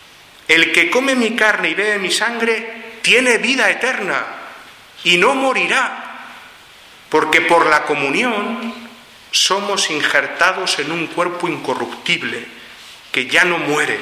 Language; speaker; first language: Spanish; native; Spanish